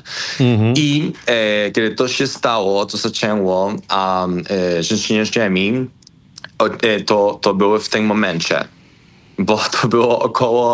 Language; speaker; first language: Polish; non-native, learner; Spanish